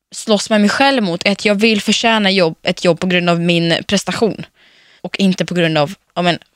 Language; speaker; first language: Swedish; early bilingual, other home language; Russian